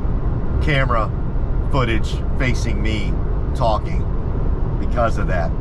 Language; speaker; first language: English; native; English